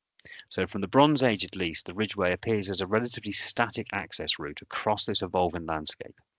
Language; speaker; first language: English; native; English